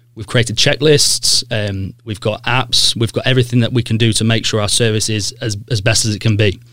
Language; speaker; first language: English; native; English